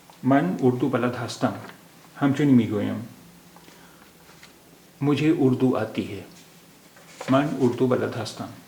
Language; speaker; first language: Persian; non-native, fluent; Urdu